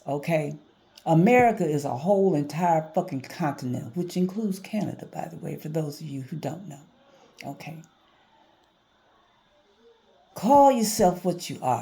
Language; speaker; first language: English; native; English